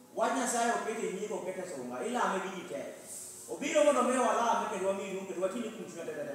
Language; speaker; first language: Swahili; non-native, local second language; Luo (Kenya and Tanzania)